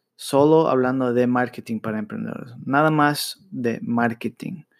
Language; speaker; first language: Spanish; early bilingual, heritage; Spanish